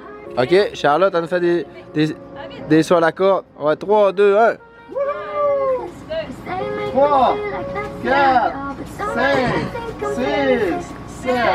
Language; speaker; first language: French; native; French